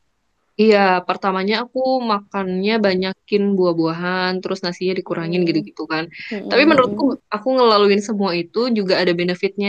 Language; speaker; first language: Indonesian; native; Indonesian